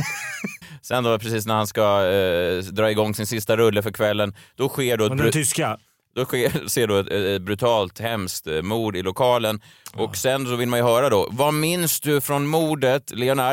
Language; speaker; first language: Swedish; native; Swedish